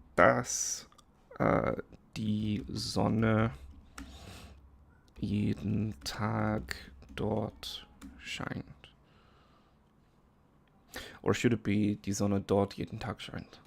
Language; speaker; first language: German; non-native, fluent; English